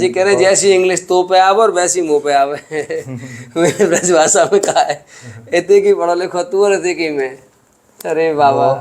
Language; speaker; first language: Hindi; native; Hindi